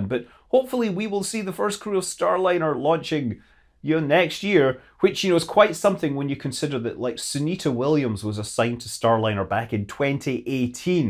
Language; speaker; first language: English; native; English